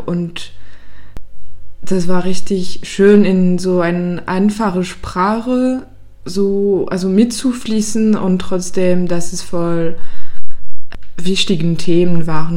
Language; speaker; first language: German; non-native, fluent; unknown